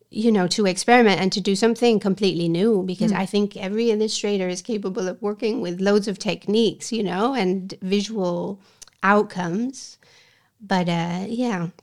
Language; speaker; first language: English; non-native, fluent; Spanish